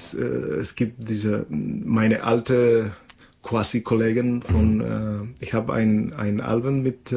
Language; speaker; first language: German; non-native, fluent; Spanish